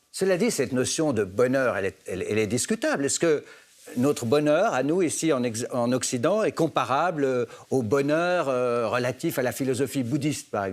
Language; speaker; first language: French; native; French